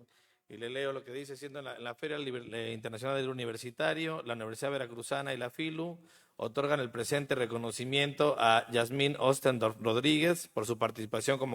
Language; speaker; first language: Spanish; native; Spanish